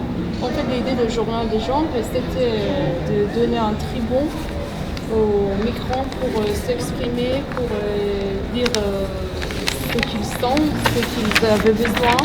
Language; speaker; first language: French; non-native, fluent; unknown